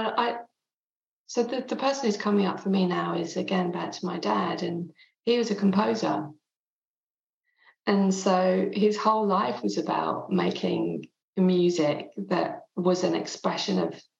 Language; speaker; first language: English; non-native, local second language; French